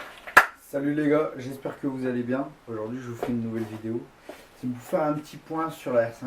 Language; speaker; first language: French; native; French